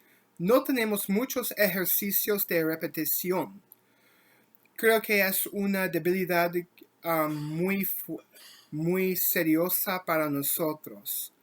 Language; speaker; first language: Spanish; non-native, learner; English